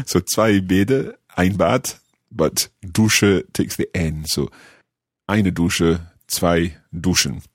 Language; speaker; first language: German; non-native, learner; English